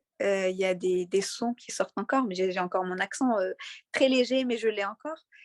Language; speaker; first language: French; early bilingual, other home language; Arabic